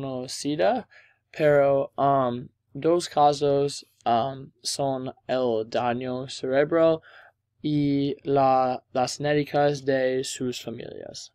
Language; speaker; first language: Spanish; non-native, learner; English